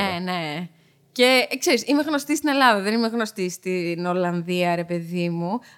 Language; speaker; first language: Greek; early bilingual, other home language; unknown